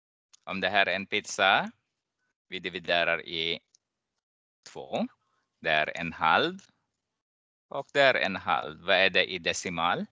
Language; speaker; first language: Swedish; non-native, fluent; Arabic